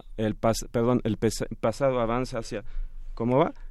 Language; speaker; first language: Spanish; non-native, fluent; French